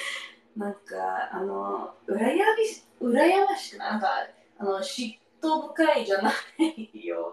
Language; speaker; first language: Japanese; non-native, learner; English